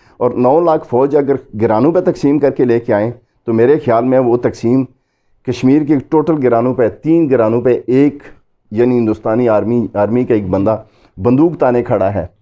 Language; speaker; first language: Urdu; non-native, local second language; Pahari-Potwari